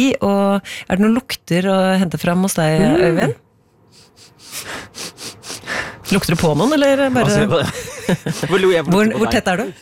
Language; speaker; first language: Norwegian; native; Norwegian